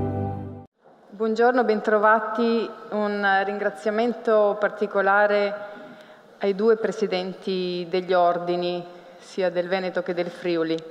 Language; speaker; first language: Italian; native; Italian